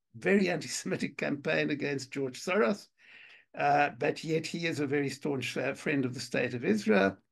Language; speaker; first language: English; native; English